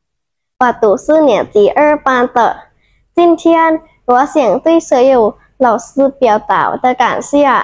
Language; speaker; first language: Chinese; non-native, learner; Thai